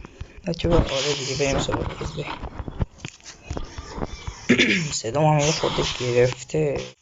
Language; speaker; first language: Persian; native; Persian